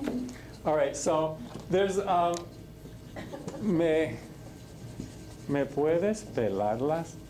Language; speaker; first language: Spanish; non-native, fluent; English